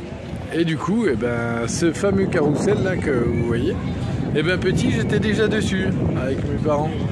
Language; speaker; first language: French; native; French